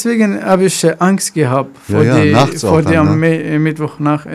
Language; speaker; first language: German; non-native, learner; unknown